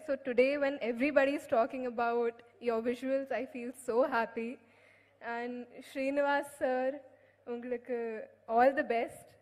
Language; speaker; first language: Tamil; non-native, fluent; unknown